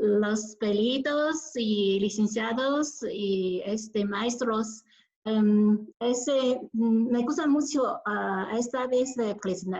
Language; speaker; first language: Spanish; non-native, learner; Chinese